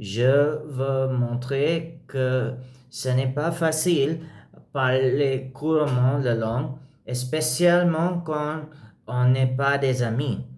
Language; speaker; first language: French; non-native, learner; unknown